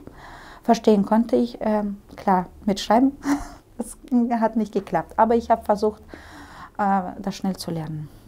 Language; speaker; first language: German; early bilingual, heritage; Russian